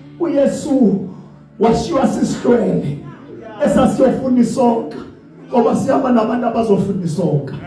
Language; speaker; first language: Zulu; non-native, local second language; Xhosa